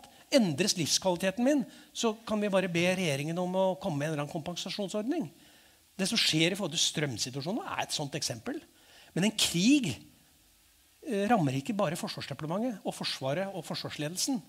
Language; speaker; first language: Norwegian; native; Norwegian